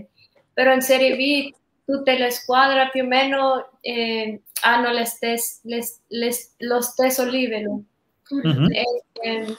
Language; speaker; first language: Italian; non-native, learner; Spanish